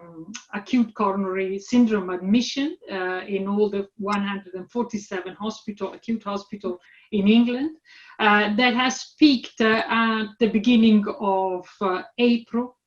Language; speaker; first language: English; non-native, fluent; Italian